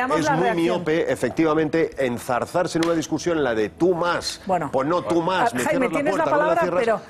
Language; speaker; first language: Spanish; native; Spanish